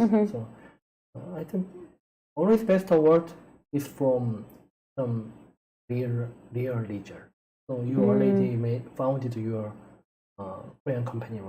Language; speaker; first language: English; non-native, learner; Korean